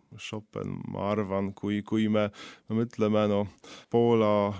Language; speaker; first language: Estonian; non-native, fluent; Polish